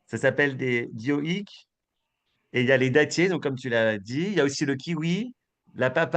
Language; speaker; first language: French; native; French